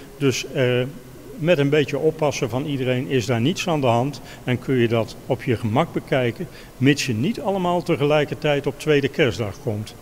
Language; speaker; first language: Dutch; native; Dutch